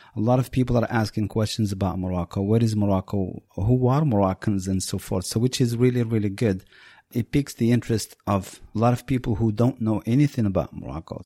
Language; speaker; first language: English; non-native, fluent; Berber languages